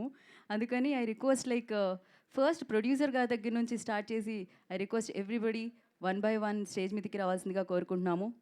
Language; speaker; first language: Telugu; native; Telugu